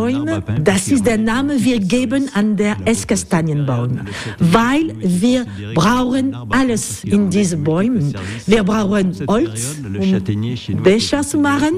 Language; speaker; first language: German; non-native, learner; French